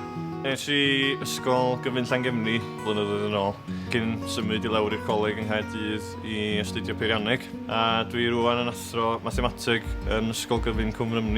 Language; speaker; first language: Welsh; native; Welsh